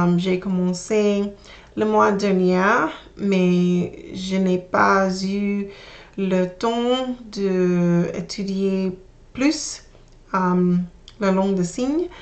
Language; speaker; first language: French; non-native, learner; English